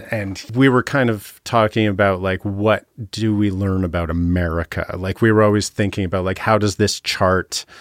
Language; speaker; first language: English; native; English